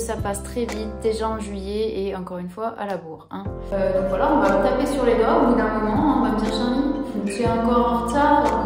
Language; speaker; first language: French; native; French